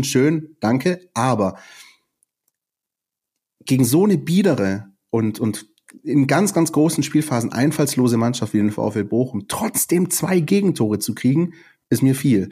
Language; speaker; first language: German; native; German